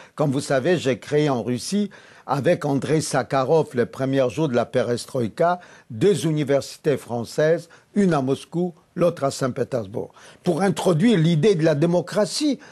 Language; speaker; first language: French; non-native, fluent; Polish